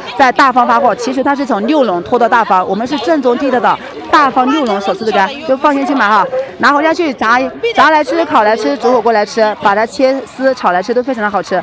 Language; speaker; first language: Chinese; native; Chinese